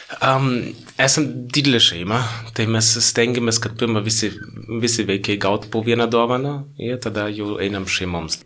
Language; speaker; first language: Lithuanian; non-native, fluent; German